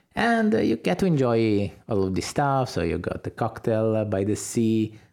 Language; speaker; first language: English; non-native, fluent; Italian